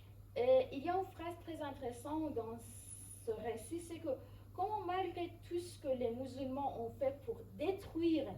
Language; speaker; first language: French; non-native, fluent; Persian